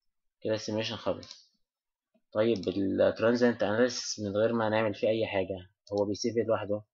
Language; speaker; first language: Arabic; native; Arabic